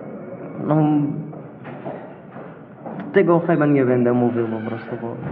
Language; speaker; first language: Polish; non-native, learner; Arabic